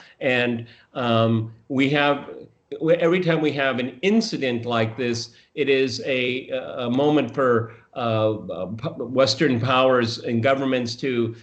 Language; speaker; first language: English; native; English